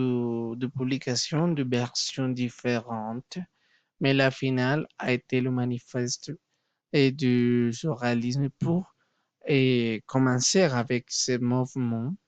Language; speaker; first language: French; non-native, learner; Spanish